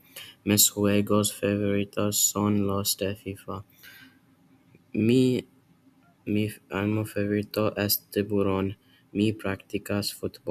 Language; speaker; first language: Spanish; non-native, learner; English